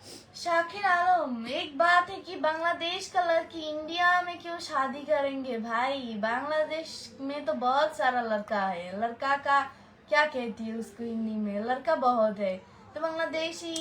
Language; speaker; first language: Hindi; non-native, learner; Bangla